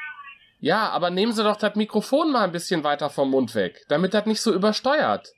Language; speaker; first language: German; native; German